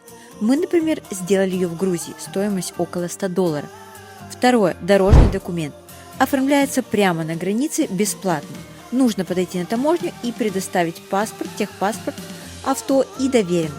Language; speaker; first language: Russian; native; Russian